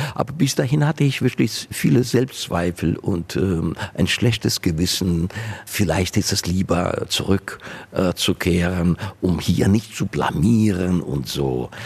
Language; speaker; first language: German; non-native, fluent; Georgian